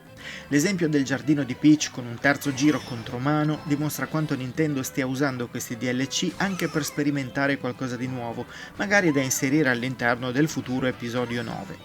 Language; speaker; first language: Italian; native; Italian